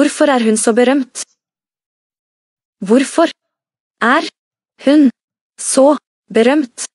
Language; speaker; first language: Norwegian; non-native, learner; Amharic